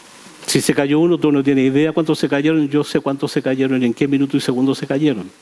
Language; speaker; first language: Spanish; native; Spanish